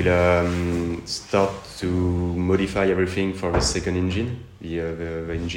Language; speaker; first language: English; non-native, fluent; French